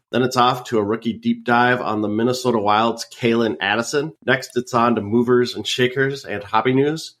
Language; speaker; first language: English; native; English